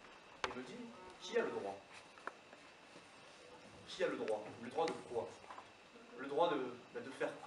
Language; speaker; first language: French; native; French